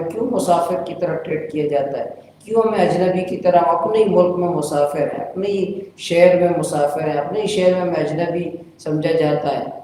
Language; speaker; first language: Urdu; non-native, local second language; Baluchi